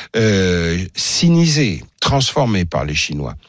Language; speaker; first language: French; native; French